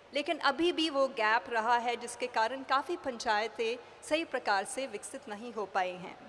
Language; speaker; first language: Hindi; native; Hindi